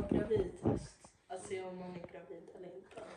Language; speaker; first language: Swedish; early bilingual, other home language; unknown